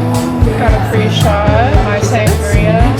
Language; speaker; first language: English; native; English